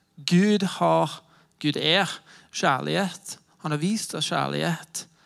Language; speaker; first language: Norwegian; non-native, fluent; English